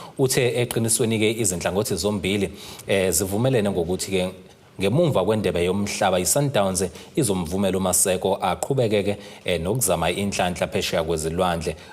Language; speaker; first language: Zulu; native; Zulu